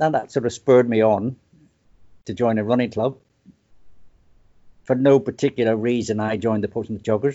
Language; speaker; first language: English; native; English